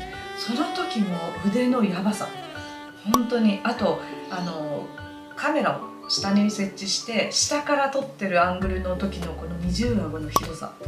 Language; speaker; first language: Japanese; native; Japanese